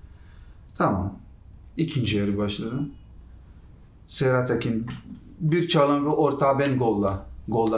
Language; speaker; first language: Turkish; non-native, learner; Portuguese